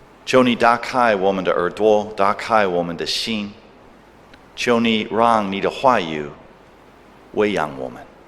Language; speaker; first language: Chinese; non-native, fluent; English